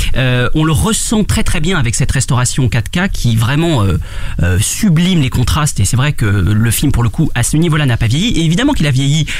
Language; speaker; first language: French; native; French